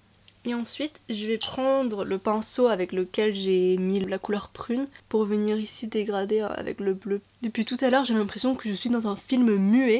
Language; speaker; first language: French; native; French